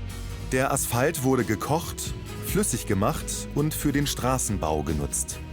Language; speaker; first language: German; native; German